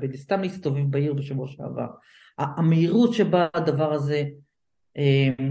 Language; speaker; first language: Hebrew; native; Hebrew